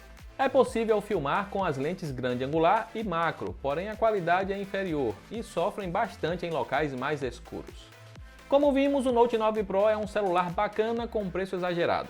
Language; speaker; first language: Portuguese; native; Portuguese